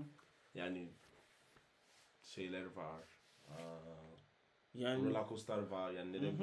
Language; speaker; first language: Turkish; non-native, learner; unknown